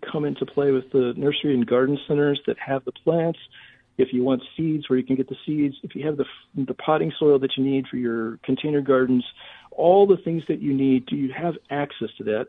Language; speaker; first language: English; native; English